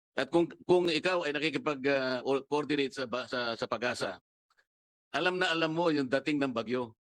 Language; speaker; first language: Filipino; non-native, local second language; Pampanga